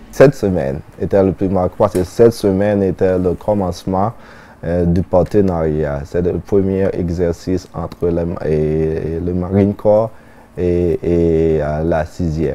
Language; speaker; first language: French; non-native, local second language; Haitian Creole